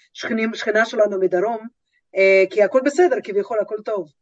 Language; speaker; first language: Hebrew; non-native, fluent; Russian